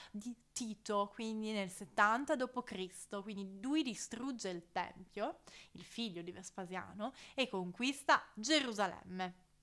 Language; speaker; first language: Italian; native; Italian